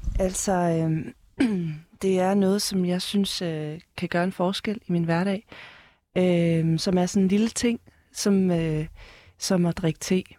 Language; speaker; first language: Danish; early bilingual, heritage; Danish